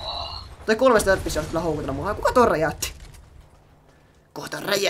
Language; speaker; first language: Finnish; native; Finnish